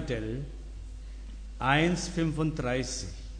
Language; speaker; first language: German; non-native, learner; Tamil